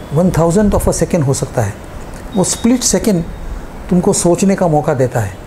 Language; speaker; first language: Hindi; non-native, local second language; Gujarati